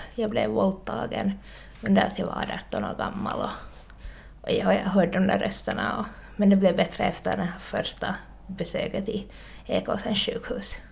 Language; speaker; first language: Swedish; native; Swedish